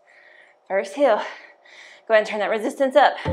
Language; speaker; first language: English; native; English